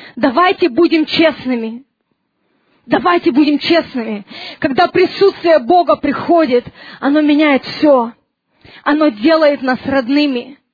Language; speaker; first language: Russian; early bilingual, heritage; Russian